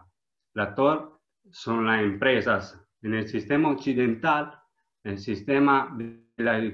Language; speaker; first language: Spanish; non-native, learner; Italian